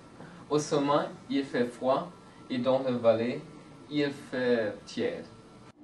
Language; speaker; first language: French; non-native, learner; English